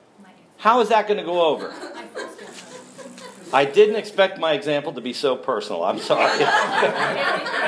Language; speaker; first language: English; native; English